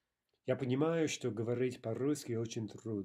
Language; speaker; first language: Russian; non-native, fluent; English